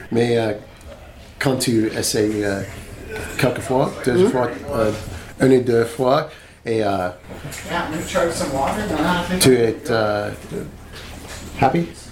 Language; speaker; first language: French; non-native, learner; English